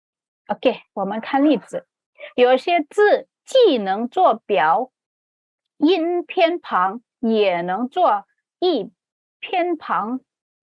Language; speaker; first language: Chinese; non-native, fluent; Indonesian